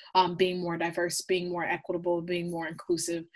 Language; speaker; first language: English; native; English